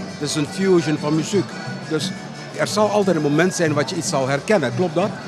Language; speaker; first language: Dutch; non-native, local second language; Papiamento